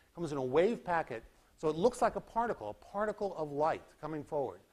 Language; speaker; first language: English; native; English